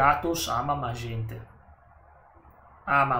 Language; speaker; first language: Portuguese; non-native, learner; Italian